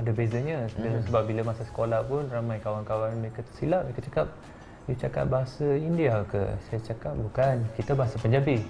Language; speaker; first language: Malay; non-native, local second language; Punjabi